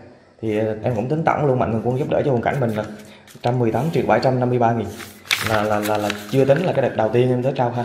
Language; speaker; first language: Vietnamese; native; Vietnamese